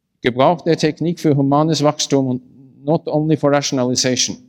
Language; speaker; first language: German; non-native, learner; Norwegian